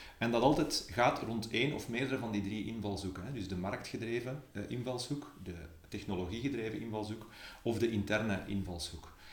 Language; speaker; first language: Dutch; native; Dutch